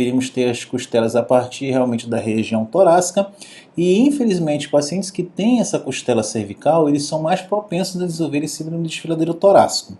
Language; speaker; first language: Portuguese; native; Portuguese